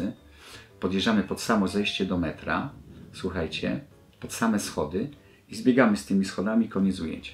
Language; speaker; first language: Polish; native; Polish